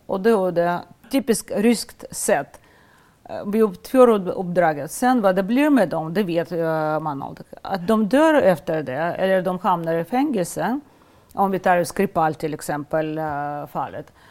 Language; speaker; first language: Swedish; non-native, fluent; Russian